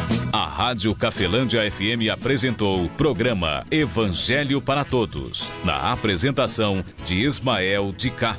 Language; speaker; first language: Portuguese; native; Portuguese